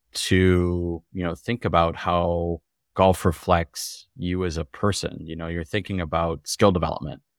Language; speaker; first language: English; native; English